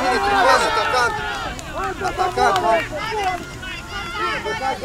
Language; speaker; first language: Romanian; native; Romanian